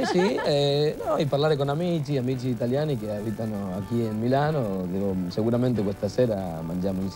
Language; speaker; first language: Italian; non-native, learner; Spanish